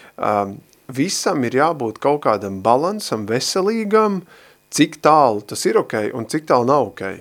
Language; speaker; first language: Latvian; native; Latvian